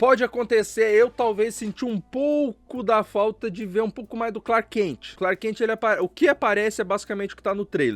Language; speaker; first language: Portuguese; native; Portuguese